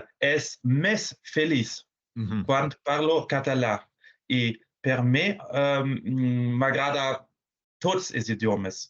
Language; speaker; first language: Spanish; non-native, fluent; German